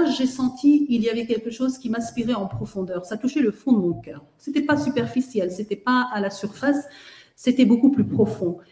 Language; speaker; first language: French; native; French